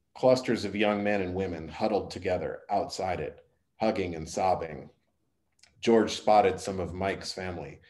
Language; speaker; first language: English; native; English